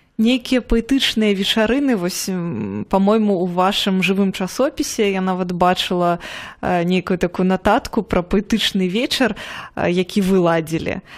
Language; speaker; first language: Belarusian; native; Belarusian